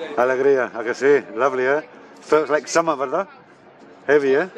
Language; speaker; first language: English; early bilingual, other home language; Spanish